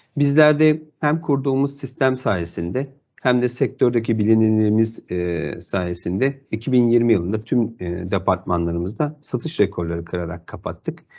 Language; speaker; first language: Turkish; native; Turkish